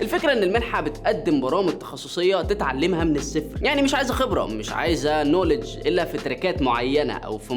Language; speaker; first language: Arabic; native; Arabic